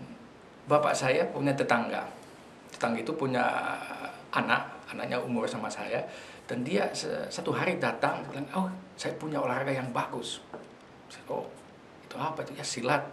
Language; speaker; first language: Indonesian; non-native, fluent; Dutch